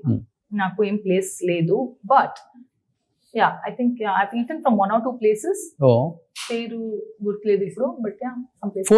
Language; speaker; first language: Telugu; non-native, learner; Kannada